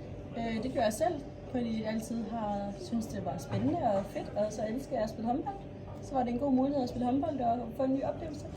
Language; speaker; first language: Danish; native; Danish